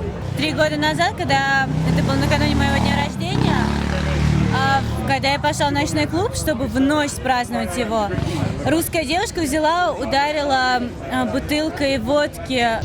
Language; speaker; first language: Russian; native; Russian